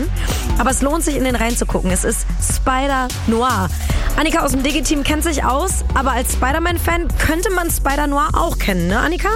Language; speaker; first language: German; native; German